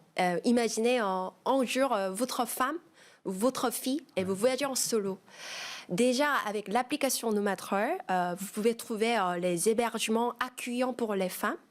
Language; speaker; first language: French; non-native, fluent; Korean